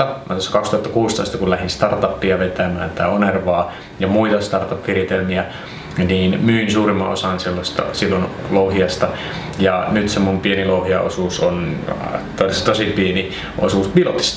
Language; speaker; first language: Finnish; native; Finnish